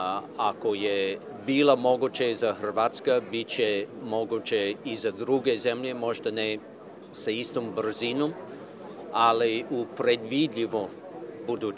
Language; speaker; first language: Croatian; non-native, fluent; English